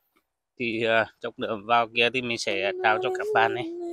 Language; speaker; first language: Vietnamese; native; Vietnamese